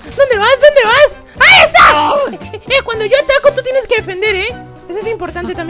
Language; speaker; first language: Spanish; native; Spanish